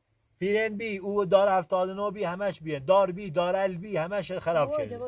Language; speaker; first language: Persian; non-native, local second language; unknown